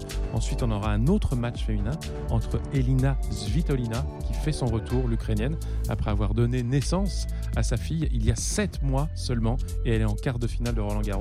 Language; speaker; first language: French; native; French